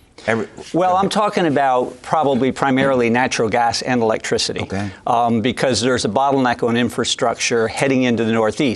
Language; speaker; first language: English; native; English